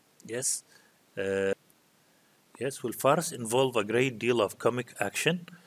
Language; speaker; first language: English; non-native, fluent; Arabic